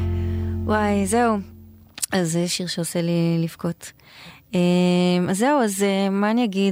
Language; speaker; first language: Hebrew; native; Hebrew